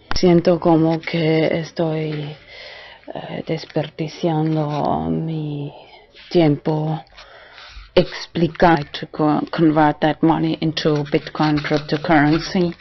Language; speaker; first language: Spanish; non-native, fluent; German